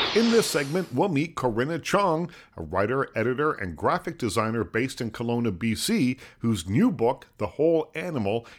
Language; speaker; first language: English; native; English